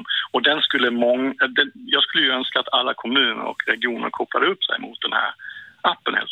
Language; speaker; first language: Swedish; native; Swedish